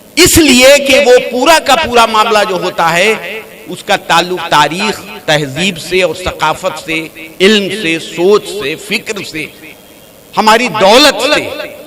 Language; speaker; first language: Urdu; native; Urdu